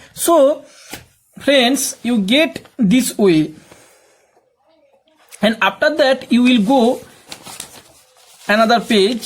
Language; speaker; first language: English; non-native, local second language; Bangla